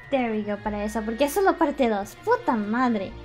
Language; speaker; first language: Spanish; early bilingual, heritage; English